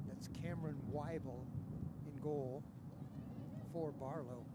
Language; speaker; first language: English; native; English